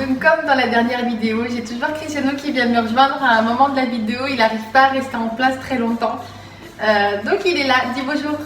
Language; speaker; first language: French; native; French